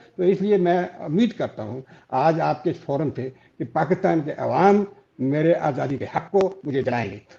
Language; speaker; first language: Urdu; non-native, local second language; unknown